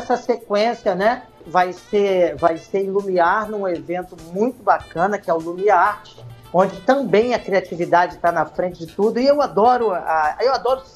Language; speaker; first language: Portuguese; native; Portuguese